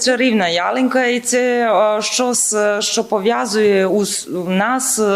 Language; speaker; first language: Ukrainian; non-native, learner; Serbian